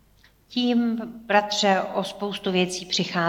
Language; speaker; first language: Czech; native; Czech